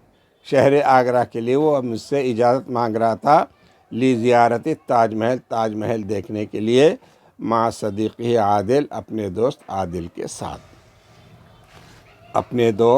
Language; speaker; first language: Urdu; native; Urdu